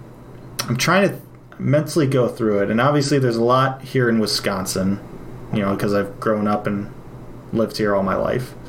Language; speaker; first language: English; native; English